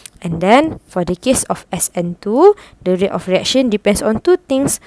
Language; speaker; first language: English; non-native, local second language; Malay